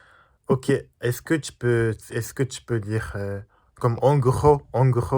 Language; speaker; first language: French; non-native, learner; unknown